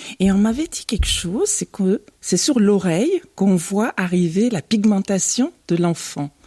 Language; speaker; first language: French; early bilingual, other home language; Bambara